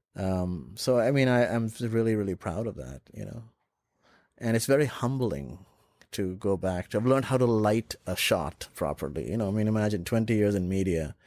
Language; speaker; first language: English; non-native, local second language; Urdu